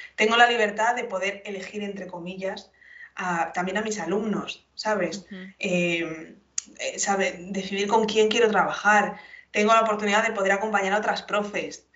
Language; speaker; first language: Spanish; native; Spanish